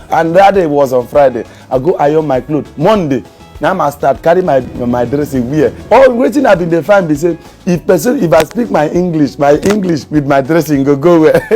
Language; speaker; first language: Nigerian Pidgin; non-native, local second language; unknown